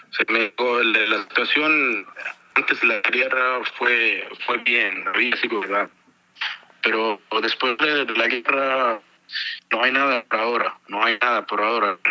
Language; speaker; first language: Spanish; non-native, learner; Arabic